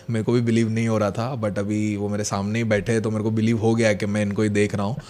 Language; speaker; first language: Hindi; non-native, local second language; Marathi